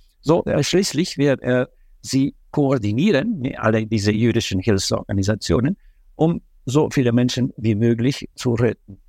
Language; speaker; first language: German; non-native, fluent; Spanish